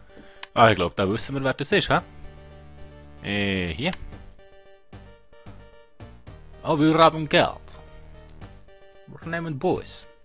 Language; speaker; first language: German; native; German